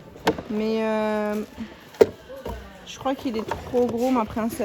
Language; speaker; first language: French; native; French